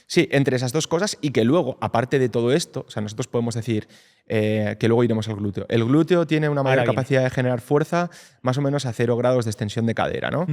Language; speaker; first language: Spanish; native; Spanish